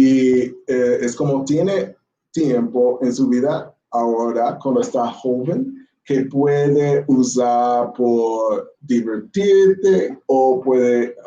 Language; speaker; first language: Spanish; non-native, learner; English